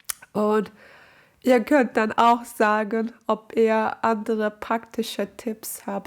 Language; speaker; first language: German; non-native, learner; Turkish